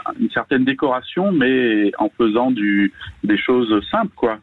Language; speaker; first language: French; native; French